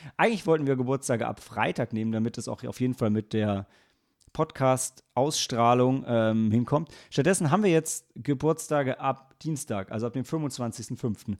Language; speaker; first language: German; native; German